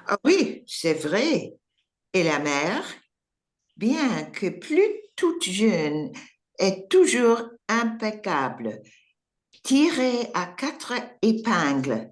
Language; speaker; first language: French; non-native, learner; English